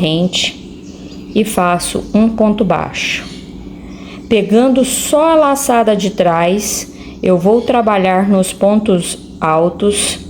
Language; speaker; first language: Portuguese; native; Portuguese